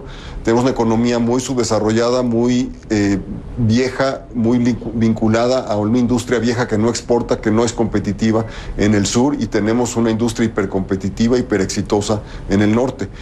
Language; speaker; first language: Spanish; native; Spanish